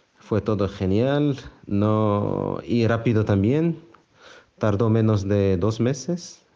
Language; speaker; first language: Spanish; non-native, fluent; Arabic